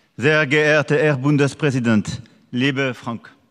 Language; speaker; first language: German; non-native, learner; French